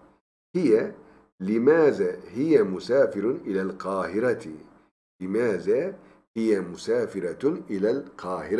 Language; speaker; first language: Arabic; non-native, fluent; Turkish